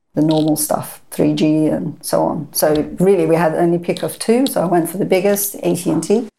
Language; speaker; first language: English; non-native, fluent; Persian